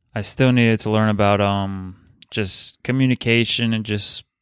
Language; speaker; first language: English; non-native, fluent; Bulgarian